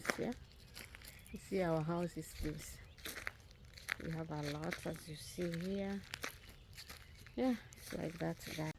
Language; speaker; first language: English; non-native, learner; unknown